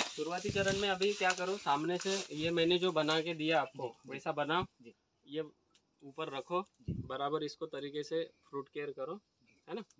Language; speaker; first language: Hindi; non-native, local second language; Marathi